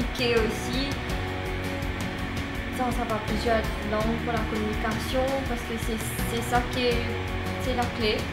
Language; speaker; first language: French; non-native, local second language; Morisyen